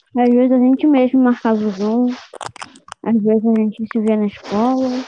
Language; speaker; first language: Portuguese; native; Portuguese